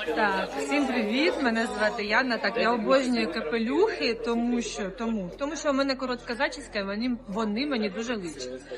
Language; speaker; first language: Ukrainian; native; Ukrainian